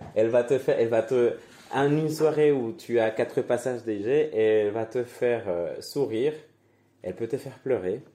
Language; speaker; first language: French; non-native, fluent; Spanish